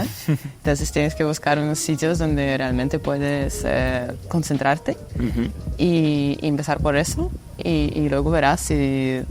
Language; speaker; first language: Spanish; non-native, fluent; Russian